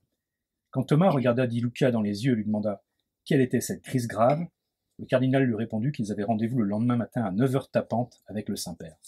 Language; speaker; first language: French; native; French